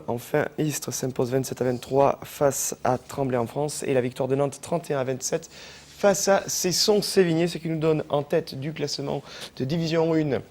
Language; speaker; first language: French; native; French